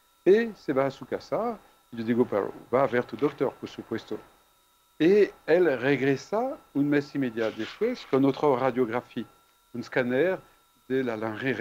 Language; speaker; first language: Spanish; non-native, fluent; French